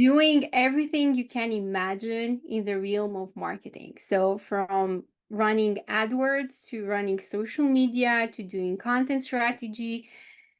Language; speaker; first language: English; non-native, fluent; Romanian